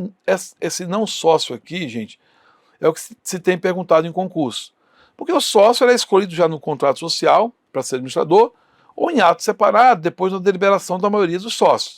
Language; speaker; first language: Portuguese; native; Portuguese